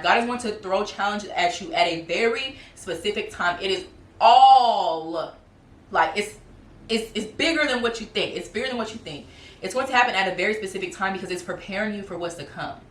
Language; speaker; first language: English; native; English